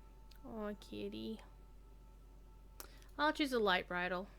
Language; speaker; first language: English; native; English